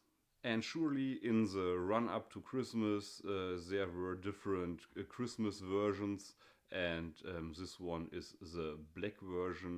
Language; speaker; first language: English; non-native, fluent; German